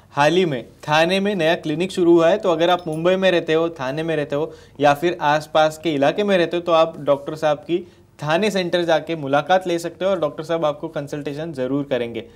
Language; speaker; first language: Hindi; non-native, local second language; Marathi